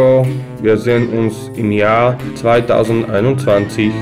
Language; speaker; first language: German; non-native, fluent; Slovak